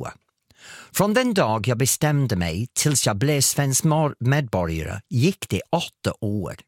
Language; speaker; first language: Swedish; non-native, fluent; English